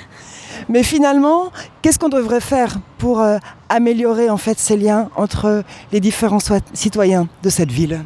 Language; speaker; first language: French; native; French